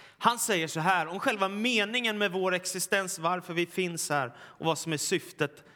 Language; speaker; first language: Swedish; native; Swedish